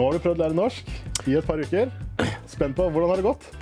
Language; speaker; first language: Norwegian; native; Norwegian